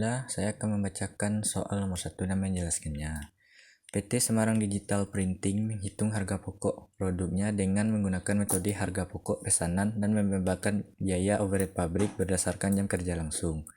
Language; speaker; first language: Indonesian; native; Indonesian